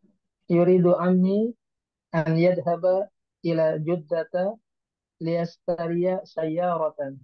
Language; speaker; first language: Arabic; non-native, learner; Indonesian